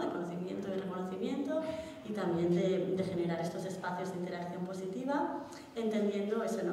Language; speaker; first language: Spanish; native; Spanish